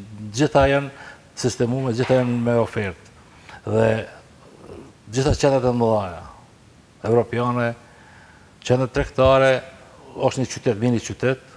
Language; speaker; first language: Albanian; native; Albanian